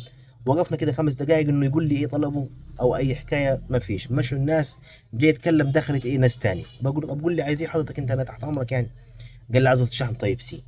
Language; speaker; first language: Arabic; native; Arabic